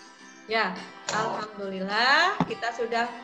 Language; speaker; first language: Indonesian; native; Indonesian